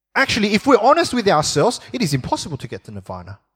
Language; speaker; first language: English; native; English